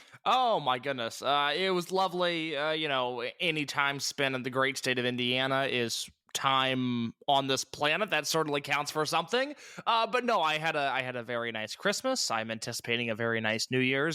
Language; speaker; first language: English; native; English